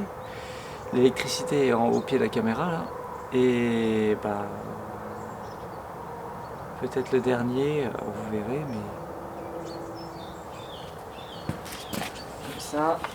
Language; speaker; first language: French; native; French